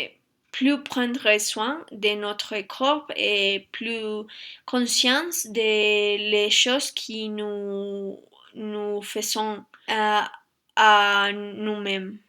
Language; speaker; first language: French; non-native, learner; Spanish